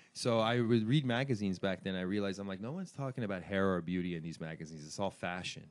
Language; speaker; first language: English; early bilingual, other home language; Persian